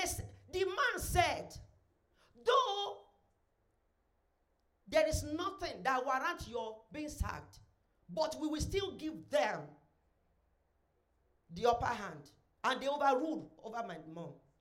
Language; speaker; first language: English; non-native, local second language; Yoruba